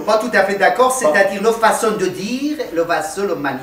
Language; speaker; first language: French; non-native, fluent; Persian